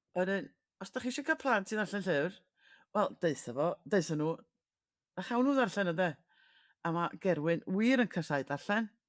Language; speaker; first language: Welsh; native; Welsh